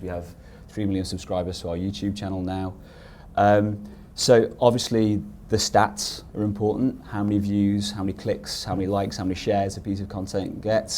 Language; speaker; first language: English; native; English